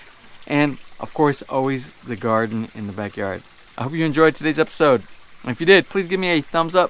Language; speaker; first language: English; native; English